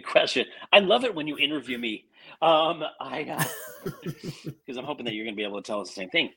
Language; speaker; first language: English; native; English